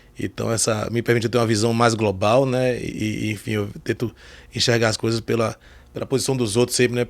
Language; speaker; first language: Portuguese; early bilingual, heritage; Portuguese